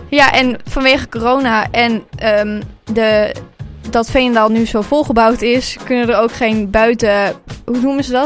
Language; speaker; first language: Dutch; native; Dutch